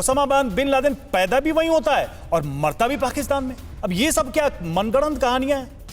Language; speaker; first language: Hindi; native; Hindi